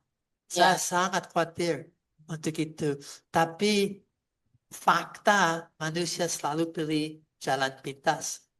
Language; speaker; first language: Indonesian; non-native, fluent; English